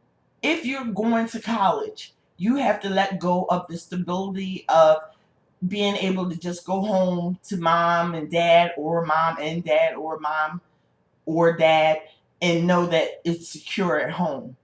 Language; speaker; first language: English; native; English